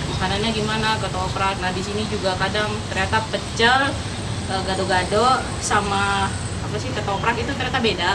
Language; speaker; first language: Indonesian; native; Indonesian